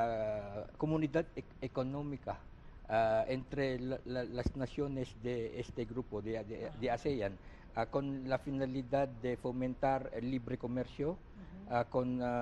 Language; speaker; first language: Spanish; non-native, learner; Filipino